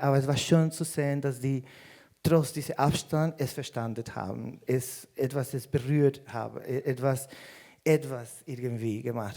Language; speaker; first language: German; non-native, fluent; Spanish